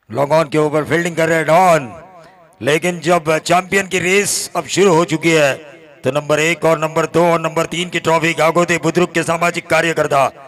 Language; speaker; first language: Hindi; non-native, local second language; Marathi